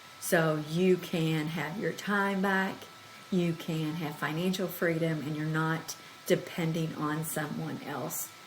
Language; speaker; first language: English; native; English